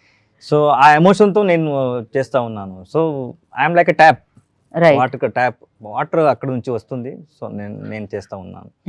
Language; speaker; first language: Telugu; non-native, learner; Kannada